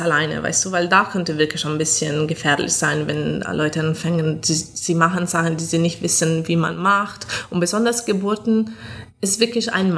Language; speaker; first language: German; non-native, fluent; Italian